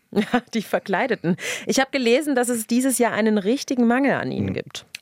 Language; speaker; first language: German; native; German